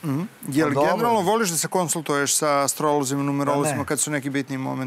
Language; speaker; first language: Serbian; native; Serbian